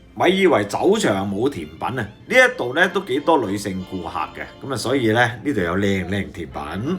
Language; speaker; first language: Cantonese; native; Cantonese